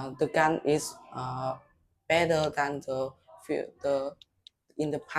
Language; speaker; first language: English; non-native, learner; Vietnamese